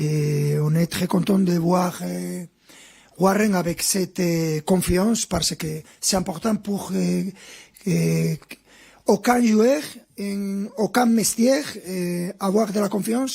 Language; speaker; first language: French; non-native, fluent; Spanish